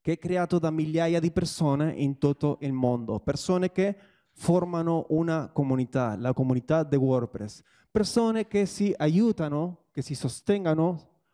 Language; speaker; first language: Italian; non-native, fluent; Spanish